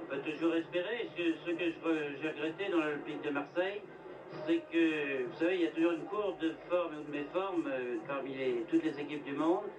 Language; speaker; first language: French; native; French